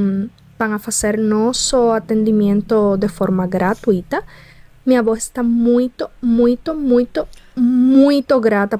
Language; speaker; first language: Portuguese; non-native, fluent; Spanish